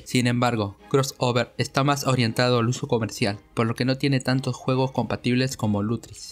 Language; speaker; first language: Spanish; native; Spanish